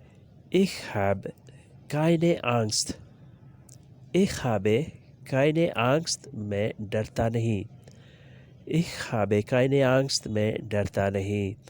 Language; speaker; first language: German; non-native, learner; Urdu